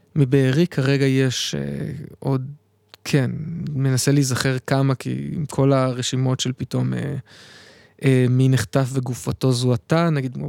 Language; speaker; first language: Hebrew; native; Hebrew